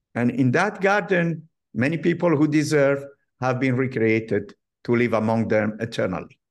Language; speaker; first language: English; non-native, fluent; Arabic